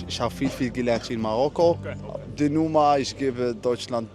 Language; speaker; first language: German; non-native, learner; Arabic